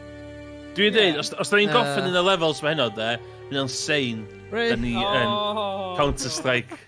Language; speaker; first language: Welsh; native; Welsh